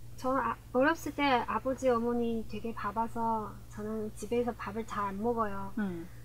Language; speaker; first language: Korean; early bilingual, heritage; Korean